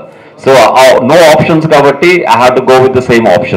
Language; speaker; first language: Telugu; native; Telugu